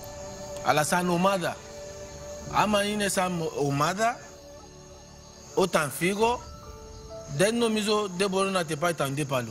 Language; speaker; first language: Greek; non-native, learner; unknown